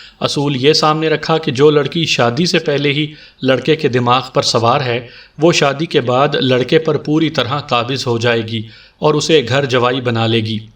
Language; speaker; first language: Urdu; native; Urdu